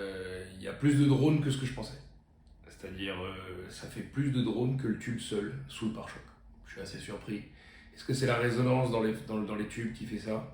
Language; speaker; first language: French; native; French